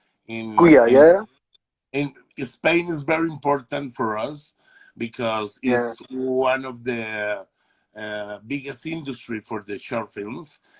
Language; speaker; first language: English; non-native, learner; Spanish